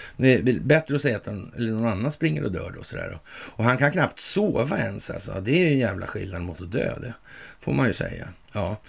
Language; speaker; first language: Swedish; native; Swedish